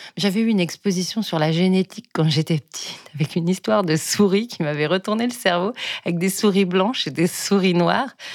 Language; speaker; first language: French; native; French